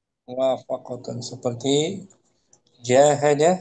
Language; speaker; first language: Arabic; non-native, fluent; Indonesian